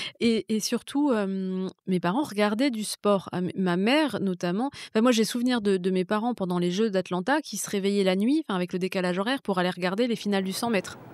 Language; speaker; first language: French; native; French